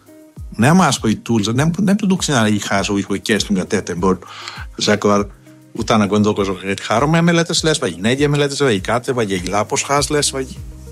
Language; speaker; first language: Hungarian; non-native, fluent; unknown